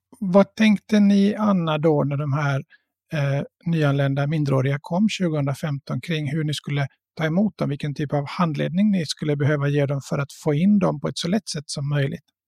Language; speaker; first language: Swedish; native; Swedish